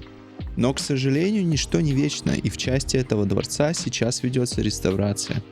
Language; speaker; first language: Russian; native; Russian